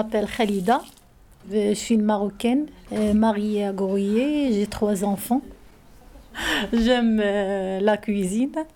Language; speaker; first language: French; non-native, learner; Arabic